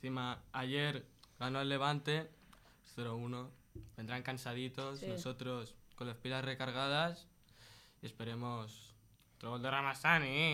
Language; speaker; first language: Spanish; native; Spanish